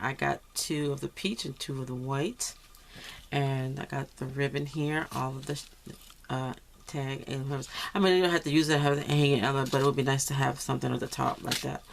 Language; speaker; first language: English; native; English